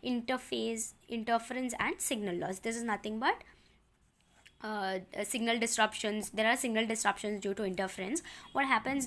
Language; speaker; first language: English; non-native, local second language; Telugu